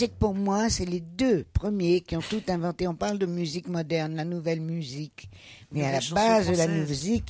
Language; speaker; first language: French; native; French